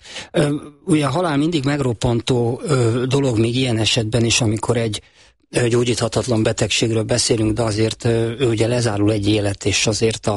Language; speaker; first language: Hungarian; native; Hungarian